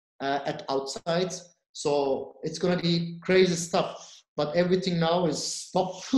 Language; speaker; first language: English; non-native, fluent; Turkish